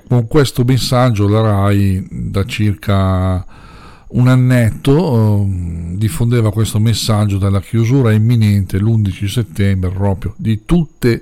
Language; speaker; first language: Italian; native; Italian